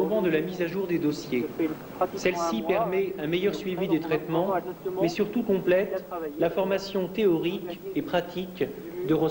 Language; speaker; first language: French; native; French